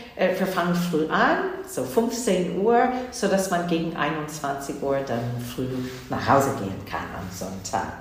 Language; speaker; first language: German; non-native, fluent; English